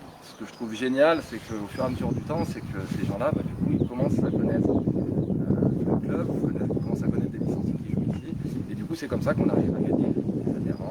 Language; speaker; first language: French; native; French